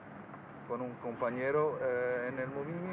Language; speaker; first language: Portuguese; non-native, fluent; Spanish